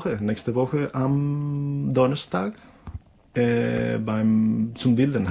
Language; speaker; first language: German; non-native, fluent; Spanish